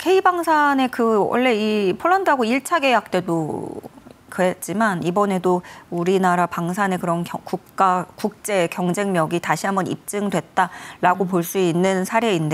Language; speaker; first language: Korean; native; Korean